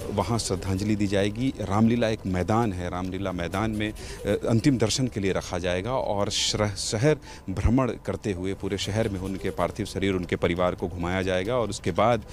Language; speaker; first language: Hindi; native; Hindi